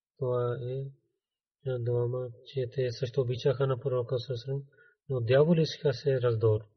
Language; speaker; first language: Bulgarian; non-native, learner; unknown